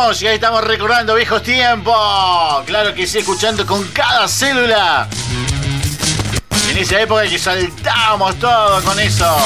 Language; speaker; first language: Spanish; native; Spanish